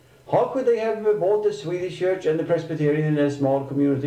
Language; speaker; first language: English; non-native, fluent; Swedish